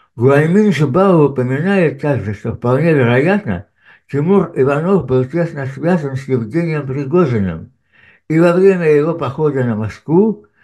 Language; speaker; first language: Russian; native; Russian